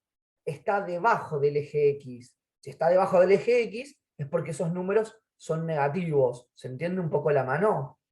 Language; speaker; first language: Spanish; native; Spanish